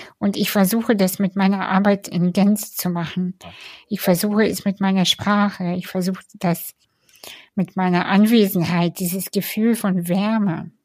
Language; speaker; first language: German; early bilingual, other home language; Russian